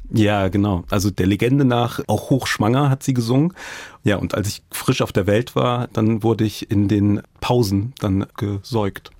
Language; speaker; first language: German; early bilingual, other home language; English